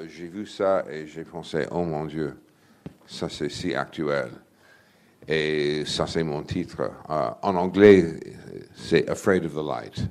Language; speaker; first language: French; non-native, fluent; English